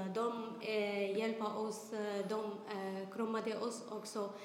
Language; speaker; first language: Swedish; non-native, learner; Arabic